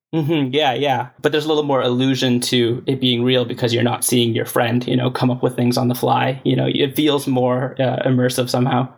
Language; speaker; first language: English; native; English